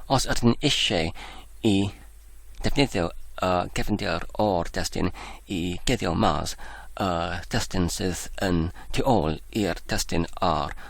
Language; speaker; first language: Welsh; non-native, learner; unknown